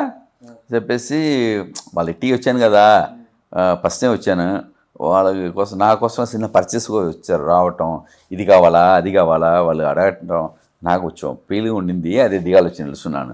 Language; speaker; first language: Telugu; non-native, learner; Tamil